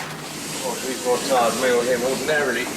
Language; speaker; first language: English; native; English